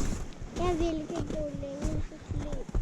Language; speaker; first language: Norwegian; early bilingual, other home language; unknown